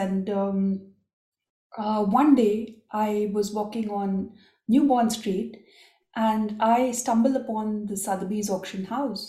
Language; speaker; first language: English; non-native, local second language; Marathi